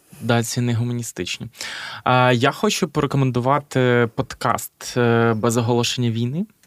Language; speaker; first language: Ukrainian; native; Ukrainian